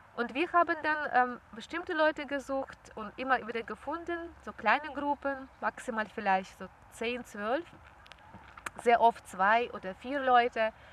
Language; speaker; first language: German; non-native, fluent; Russian